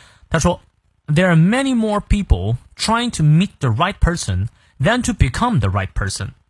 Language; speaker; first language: English; non-native, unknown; Chinese